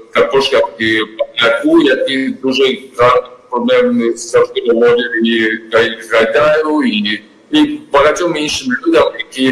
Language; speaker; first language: Ukrainian; non-native, fluent; Georgian